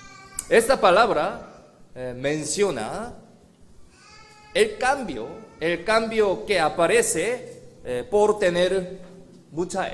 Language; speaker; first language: Spanish; non-native, fluent; Korean